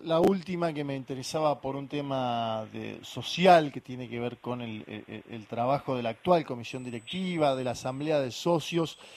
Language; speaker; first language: Spanish; native; Spanish